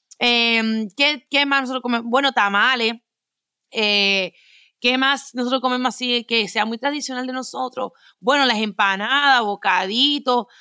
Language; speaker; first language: Spanish; early bilingual, heritage; Spanish